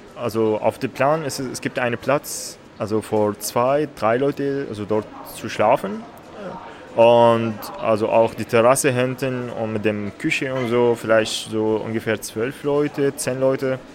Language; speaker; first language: German; non-native, learner; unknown